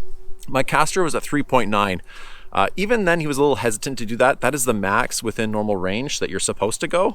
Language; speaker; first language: English; native; English